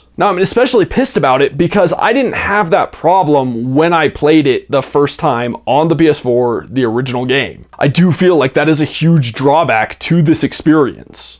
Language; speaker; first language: English; native; English